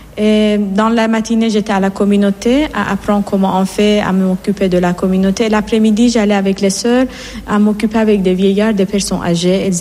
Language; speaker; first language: French; non-native, fluent; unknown